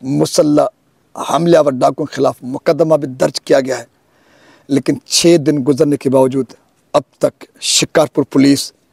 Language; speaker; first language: Urdu; non-native, local second language; Sindhi